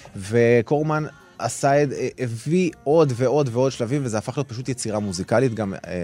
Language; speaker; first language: Hebrew; native; Hebrew